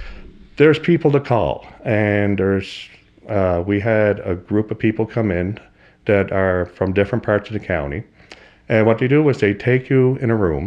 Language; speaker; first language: English; native; English